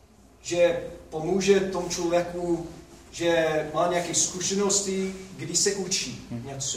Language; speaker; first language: Czech; non-native, fluent; English